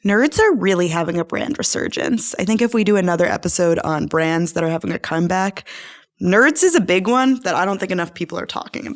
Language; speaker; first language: English; native; English